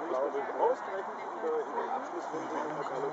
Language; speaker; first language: German; native; German